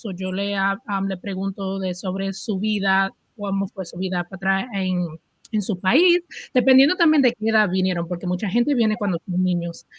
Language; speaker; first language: Spanish; early bilingual, heritage; Spanish